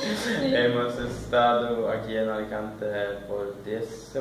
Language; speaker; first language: Spanish; non-native, learner; Swedish